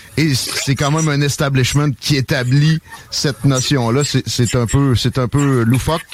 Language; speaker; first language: French; native; French